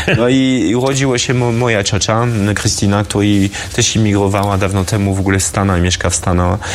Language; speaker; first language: Polish; non-native, fluent; French